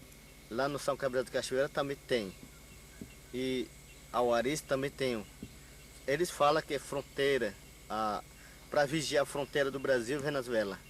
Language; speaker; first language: Portuguese; non-native, local second language; Yanomámi